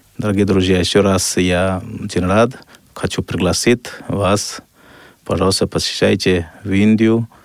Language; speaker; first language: Russian; non-native, fluent; Hindi